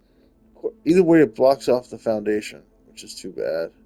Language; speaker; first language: English; native; English